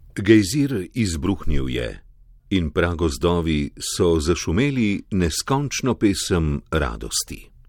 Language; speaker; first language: Slovenian; native; Slovenian